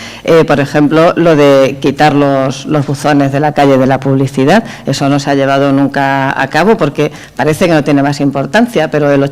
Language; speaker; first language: Spanish; native; Spanish